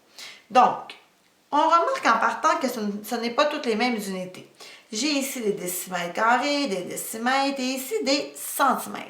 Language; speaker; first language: French; native; French